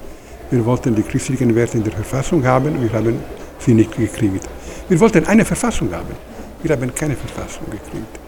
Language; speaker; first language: German; non-native, fluent; Italian